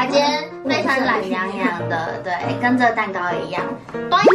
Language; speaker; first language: Chinese; native; Chinese